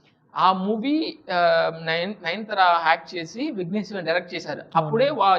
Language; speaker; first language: Telugu; non-native, learner; Tamil